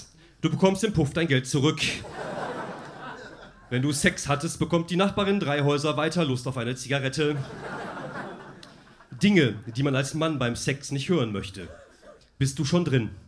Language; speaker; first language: German; native; German